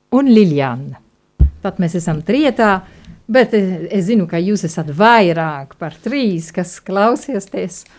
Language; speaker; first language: Latvian; non-native, fluent; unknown